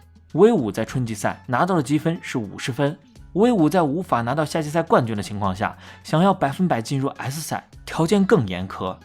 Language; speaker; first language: Chinese; native; Chinese